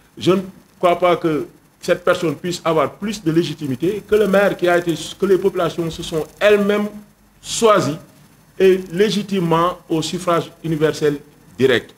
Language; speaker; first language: French; non-native, local second language; Wolof